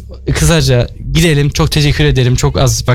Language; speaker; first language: Turkish; native; Turkish